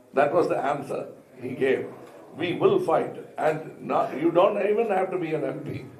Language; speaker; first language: English; non-native, local second language; Tamil